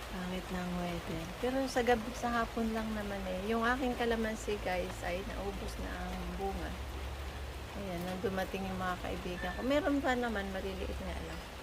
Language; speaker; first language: Filipino; native; Filipino